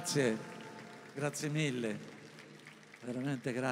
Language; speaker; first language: Italian; native; Italian